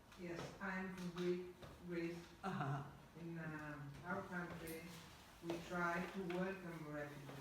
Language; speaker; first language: English; non-native, learner; Greek